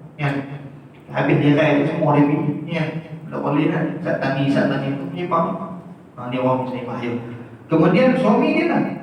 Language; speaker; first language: Malay; native; Malay